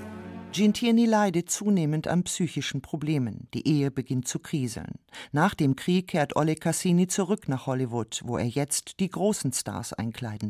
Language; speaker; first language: German; native; German